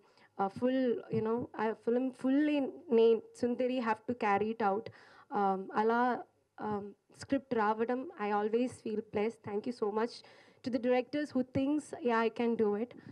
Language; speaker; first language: Telugu; non-native, learner; Malayalam